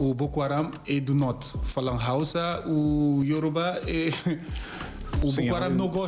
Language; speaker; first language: Portuguese; non-native, learner; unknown